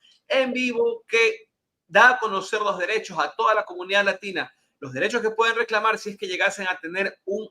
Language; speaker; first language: Spanish; native; Spanish